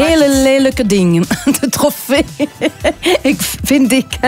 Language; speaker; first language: Dutch; non-native, local second language; French